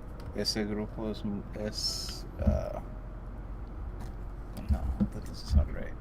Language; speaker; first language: Spanish; non-native, learner; English